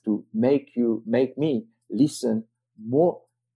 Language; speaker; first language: English; non-native, fluent; French